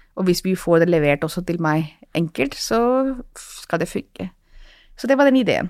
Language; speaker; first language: Norwegian; non-native, fluent; Hindi